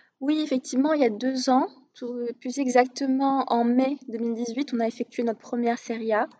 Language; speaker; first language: French; non-native, local second language; Arabic